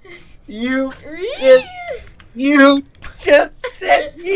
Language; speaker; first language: English; native; English